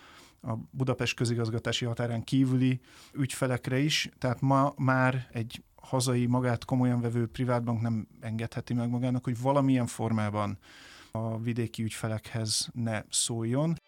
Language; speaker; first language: Hungarian; native; Hungarian